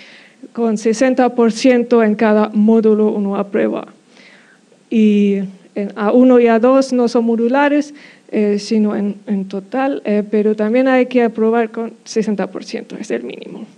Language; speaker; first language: Spanish; non-native, fluent; German